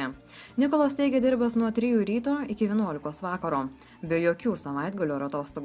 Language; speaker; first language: Lithuanian; native; Lithuanian